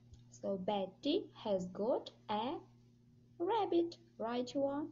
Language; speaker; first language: English; non-native, fluent; Ukrainian